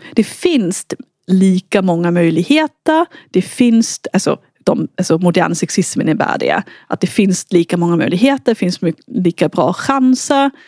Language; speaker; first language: Swedish; non-native, fluent; German